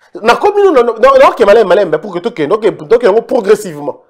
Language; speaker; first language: French; non-native, local second language; Lingala